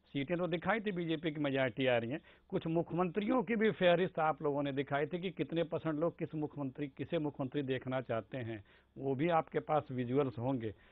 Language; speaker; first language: Hindi; native; Hindi